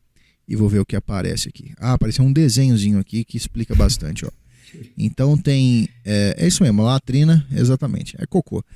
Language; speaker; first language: Portuguese; native; Portuguese